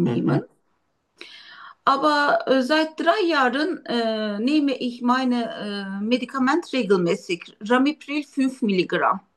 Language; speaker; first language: German; non-native, learner; Turkish